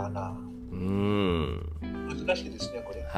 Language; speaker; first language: Japanese; non-native, learner; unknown